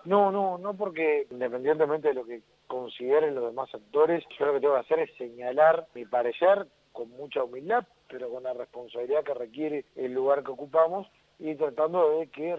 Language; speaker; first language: Spanish; native; Spanish